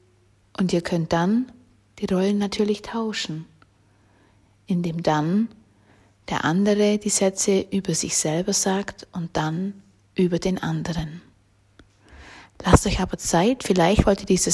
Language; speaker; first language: German; native; German